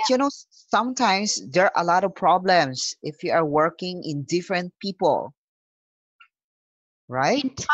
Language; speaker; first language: English; non-native, local second language; Filipino